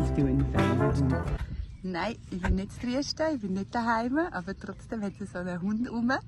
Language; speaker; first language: German; native; German